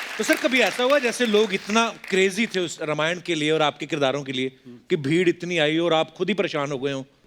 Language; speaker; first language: Hindi; non-native, local second language; Punjabi